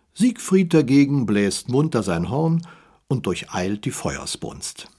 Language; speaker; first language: German; native; German